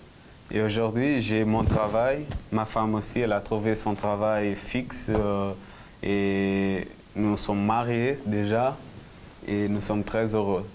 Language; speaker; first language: French; non-native, fluent; Portuguese